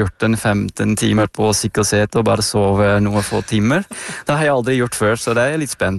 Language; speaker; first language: Norwegian; non-native, fluent; Dutch